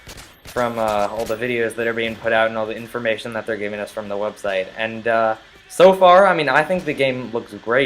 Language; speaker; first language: English; native; English